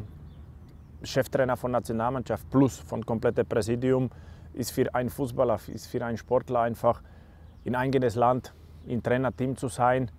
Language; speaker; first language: German; non-native, learner; Slovak